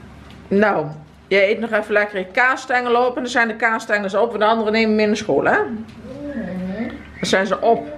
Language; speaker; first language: Dutch; native; Dutch